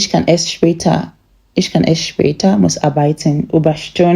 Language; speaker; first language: German; non-native, fluent; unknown